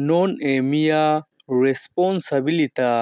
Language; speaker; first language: Italian; non-native, fluent; Bangla